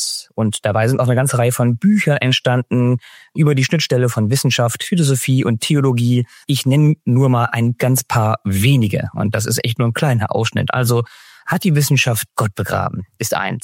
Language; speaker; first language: German; native; German